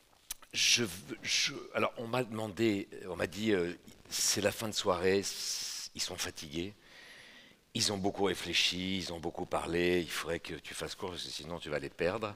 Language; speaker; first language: French; native; French